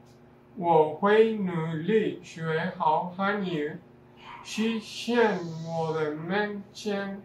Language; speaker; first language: Chinese; non-native, learner; Spanish